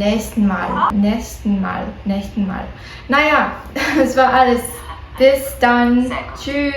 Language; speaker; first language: German; non-native, learner; Portuguese